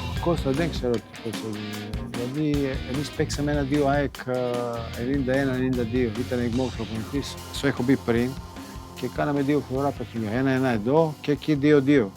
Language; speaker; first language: Greek; non-native, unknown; Serbian